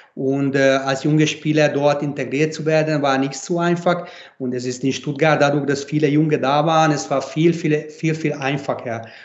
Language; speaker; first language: German; non-native, fluent; Hungarian